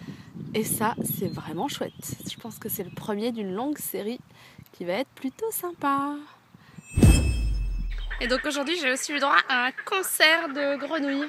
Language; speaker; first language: French; native; French